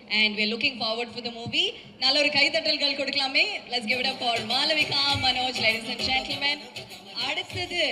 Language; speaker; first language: Tamil; native; Tamil